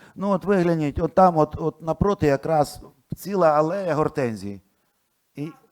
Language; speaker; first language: Ukrainian; non-native, local second language; Russian